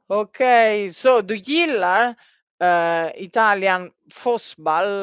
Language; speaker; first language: Swedish; non-native, learner; Italian